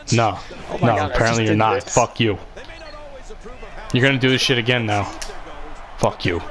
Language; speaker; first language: English; native; English